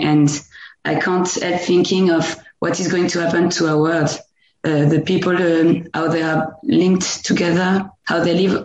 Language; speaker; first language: English; non-native, fluent; French